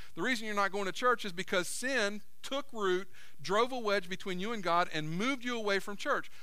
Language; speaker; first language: English; native; English